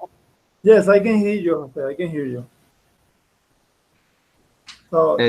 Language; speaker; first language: English; non-native, fluent; Spanish